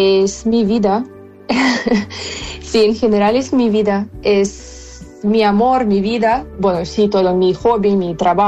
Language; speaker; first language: Spanish; non-native, fluent; Ukrainian